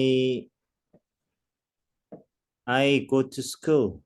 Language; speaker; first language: English; non-native, learner; Korean